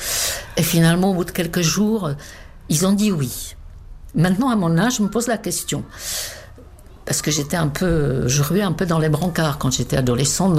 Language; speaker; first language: French; non-native, fluent; Czech